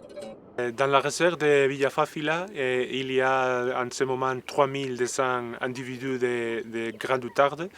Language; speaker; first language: French; non-native, learner; Spanish